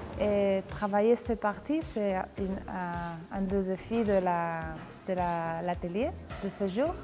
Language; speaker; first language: French; non-native, fluent; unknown